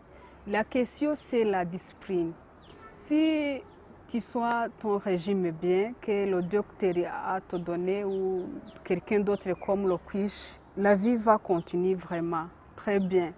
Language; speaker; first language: French; non-native, local second language; Kinyarwanda